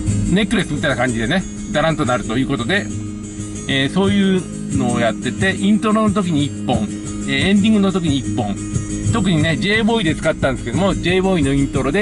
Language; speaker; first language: Japanese; native; Japanese